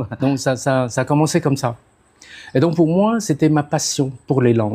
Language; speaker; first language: French; non-native, fluent; Khmer